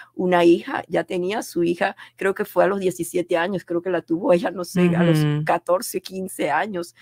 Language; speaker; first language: Spanish; native; Spanish